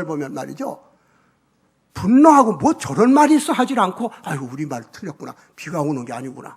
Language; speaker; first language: Korean; native; Korean